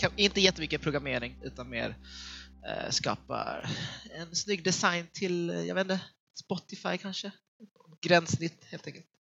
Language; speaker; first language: Swedish; early bilingual, other home language; Vietnamese